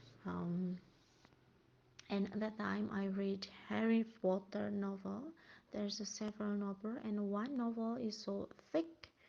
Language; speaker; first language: English; non-native, learner; Indonesian